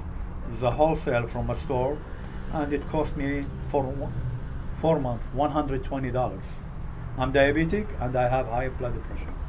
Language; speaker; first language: English; non-native, fluent; Arabic